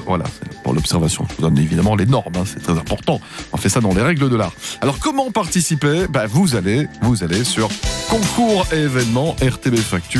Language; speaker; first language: French; native; French